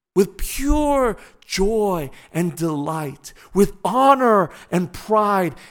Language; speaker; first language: English; native; English